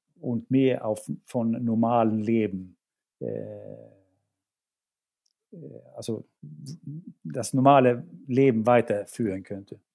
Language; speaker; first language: German; non-native, fluent; Swedish